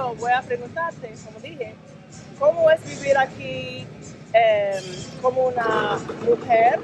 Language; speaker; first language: Spanish; non-native, learner; English